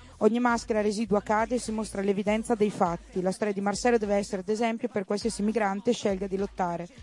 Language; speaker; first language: Italian; native; Italian